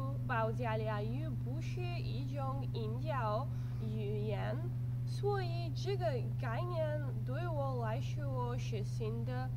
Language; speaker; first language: Chinese; non-native, learner; Bulgarian